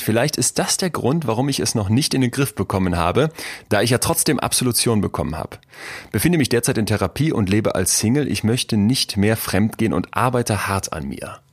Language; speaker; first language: German; native; German